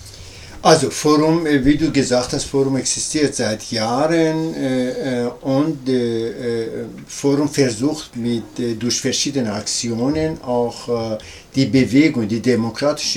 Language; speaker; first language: German; non-native, learner; Persian